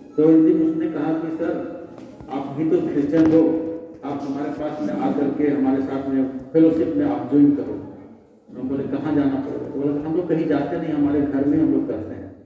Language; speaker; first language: Hindi; native; Hindi